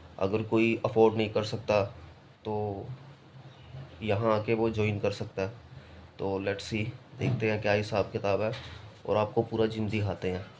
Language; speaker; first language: Hindi; native; Hindi